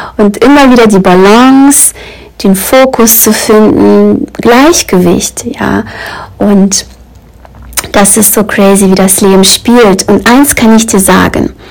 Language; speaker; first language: German; early bilingual, other home language; Russian